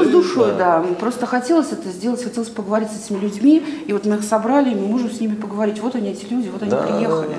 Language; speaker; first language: Russian; native; Russian